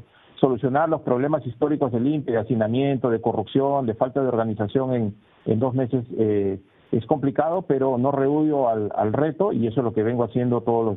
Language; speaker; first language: Spanish; native; Spanish